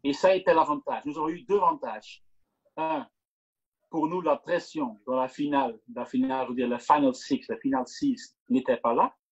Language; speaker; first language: French; non-native, local second language; Dutch